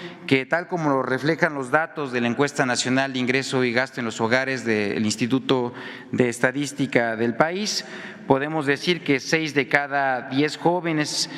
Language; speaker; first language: Spanish; native; Spanish